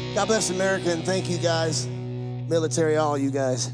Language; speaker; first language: English; native; English